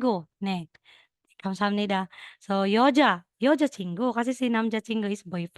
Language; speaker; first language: Korean; non-native, learner; Filipino